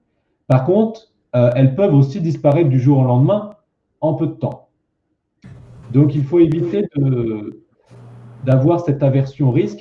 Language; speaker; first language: French; native; French